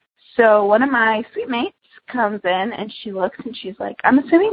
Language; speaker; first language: English; native; English